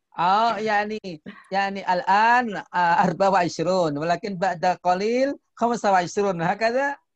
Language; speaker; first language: Arabic; non-native, fluent; Indonesian